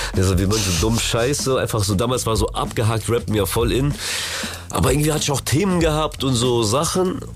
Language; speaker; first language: German; early bilingual, other home language; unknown